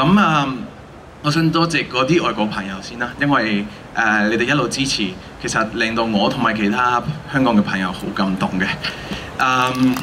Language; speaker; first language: Cantonese; non-native, fluent; Spanish